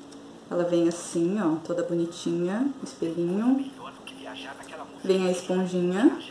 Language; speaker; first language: Portuguese; native; Portuguese